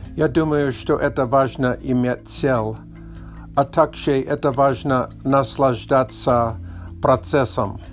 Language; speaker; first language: Russian; non-native, learner; English